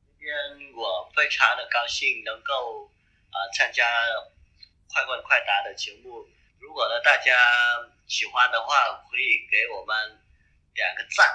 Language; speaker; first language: Chinese; non-native, learner; Vietnamese